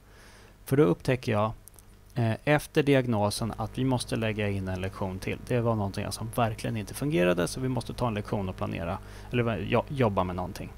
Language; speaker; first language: Swedish; native; Swedish